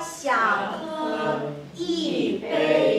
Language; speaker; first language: Chinese; non-native, learner; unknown